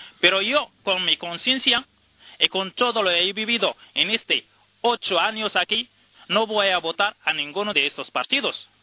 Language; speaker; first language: Spanish; non-native, fluent; Arabic